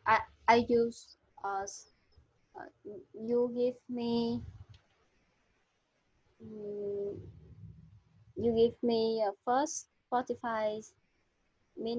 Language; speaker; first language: English; non-native, learner; Vietnamese